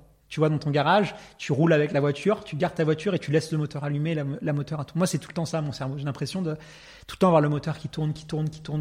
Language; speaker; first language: French; native; French